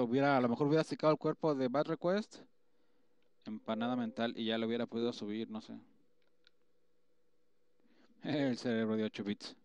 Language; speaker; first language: Spanish; native; Spanish